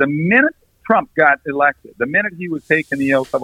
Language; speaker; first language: English; native; English